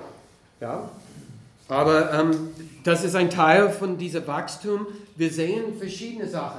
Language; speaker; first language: German; non-native, fluent; English